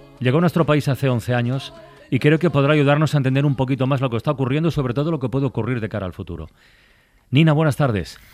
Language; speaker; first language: Spanish; native; Spanish